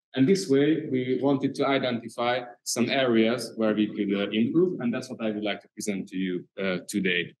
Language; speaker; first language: English; non-native, fluent; Hungarian